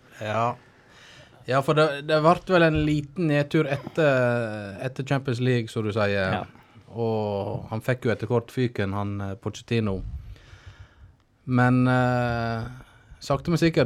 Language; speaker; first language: Norwegian; native; Norwegian